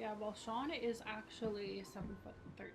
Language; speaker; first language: English; native; English